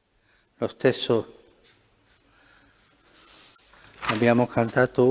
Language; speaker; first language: Italian; non-native, fluent; Spanish